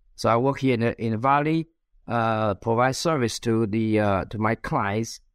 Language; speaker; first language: English; non-native, fluent; Chinese